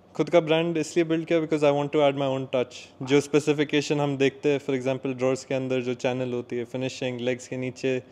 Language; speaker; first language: Hindi; early bilingual, heritage; Hindi